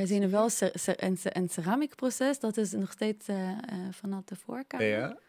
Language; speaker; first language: Dutch; non-native, fluent; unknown